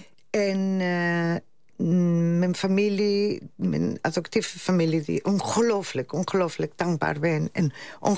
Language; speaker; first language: Dutch; non-native, fluent; Spanish